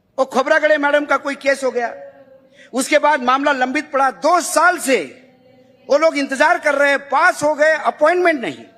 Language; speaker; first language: Hindi; non-native, local second language; Marathi